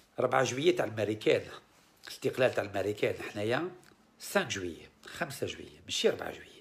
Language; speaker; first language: Arabic; early bilingual, heritage; Arabic